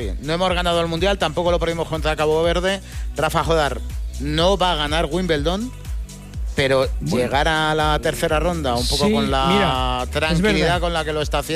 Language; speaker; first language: Spanish; native; Spanish